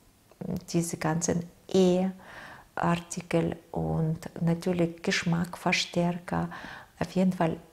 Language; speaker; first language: German; non-native, fluent; Russian